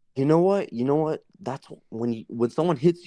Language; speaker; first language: English; native; English